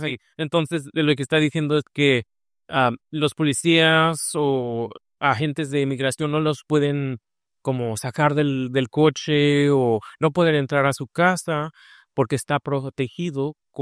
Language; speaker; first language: Spanish; early bilingual, heritage; Spanish